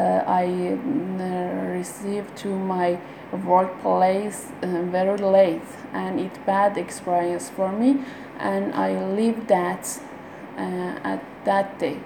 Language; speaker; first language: English; non-native, learner; Persian